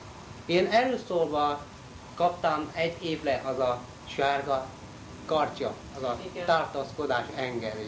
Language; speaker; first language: Hungarian; non-native, learner; Chinese